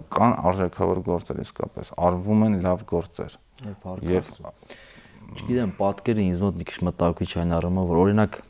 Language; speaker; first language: Armenian; native; Armenian